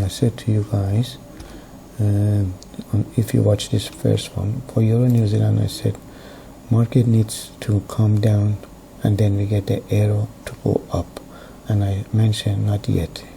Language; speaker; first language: English; non-native, fluent; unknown